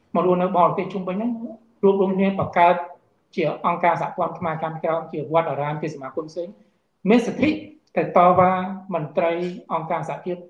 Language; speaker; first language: Khmer; native; Khmer